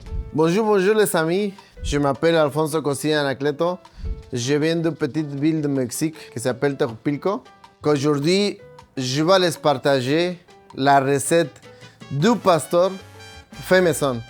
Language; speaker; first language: French; non-native, fluent; Spanish